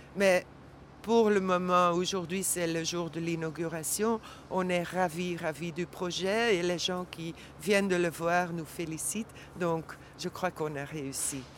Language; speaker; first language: French; non-native, local second language; Dutch